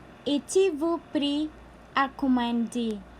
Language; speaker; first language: French; non-native, learner; Cebuano